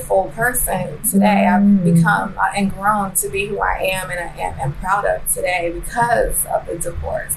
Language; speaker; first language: English; native; English